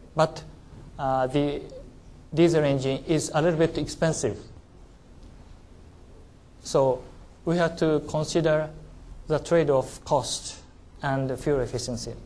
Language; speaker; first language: English; non-native, learner; Japanese